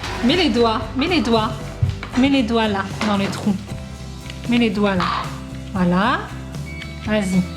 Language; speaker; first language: French; native; French